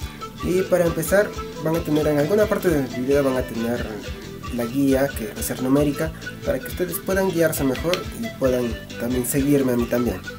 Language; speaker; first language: Spanish; native; Spanish